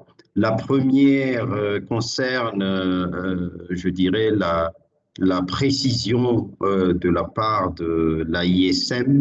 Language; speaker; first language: French; non-native, local second language; Malagasy